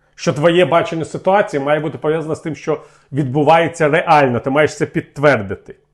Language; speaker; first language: Ukrainian; native; Ukrainian